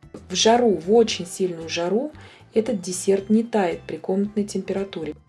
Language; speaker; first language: Russian; native; Russian